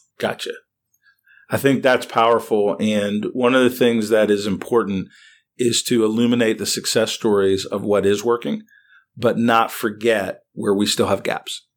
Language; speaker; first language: English; native; English